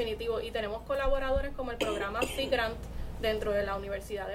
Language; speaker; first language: Spanish; native; Spanish